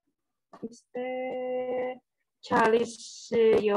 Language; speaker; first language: Turkish; non-native, learner; Indonesian